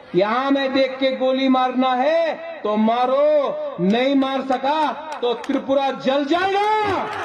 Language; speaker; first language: Hindi; non-native, local second language; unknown